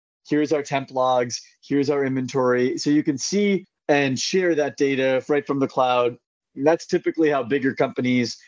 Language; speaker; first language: English; native; English